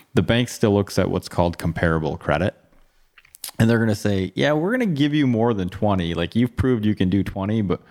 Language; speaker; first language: English; native; English